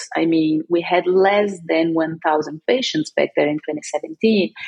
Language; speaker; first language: English; non-native, fluent; Portuguese